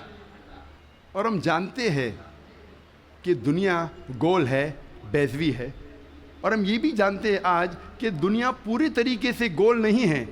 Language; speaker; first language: Urdu; native; Urdu